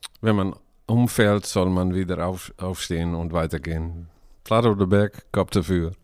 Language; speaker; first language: German; non-native, learner; Dutch